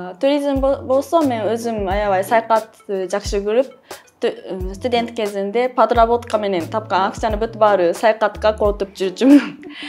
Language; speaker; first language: Kyrgyz; non-native, fluent; Japanese